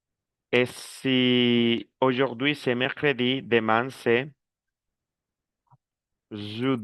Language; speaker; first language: French; non-native, fluent; Spanish